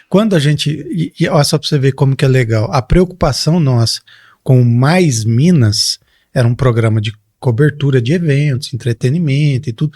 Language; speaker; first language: Portuguese; native; Portuguese